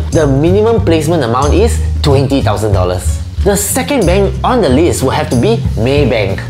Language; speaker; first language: English; native; English